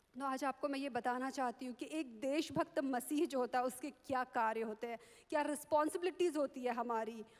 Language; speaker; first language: Hindi; non-native, local second language; Marathi